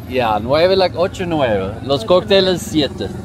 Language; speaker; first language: Spanish; non-native, learner; Swedish